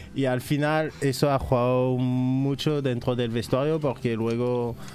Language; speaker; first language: Spanish; non-native, fluent; French